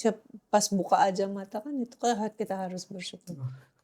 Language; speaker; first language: Indonesian; non-native, fluent; Filipino